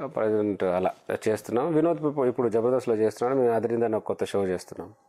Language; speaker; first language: Telugu; non-native, local second language; Lambadi